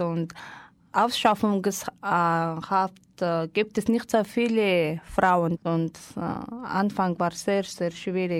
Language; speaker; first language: German; non-native, learner; Mongolian